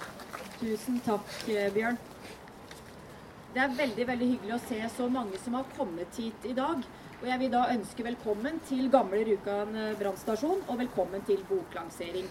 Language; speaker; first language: Norwegian; native; Norwegian